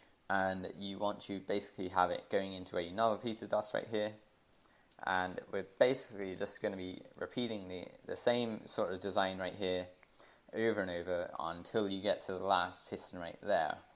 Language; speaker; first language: English; native; English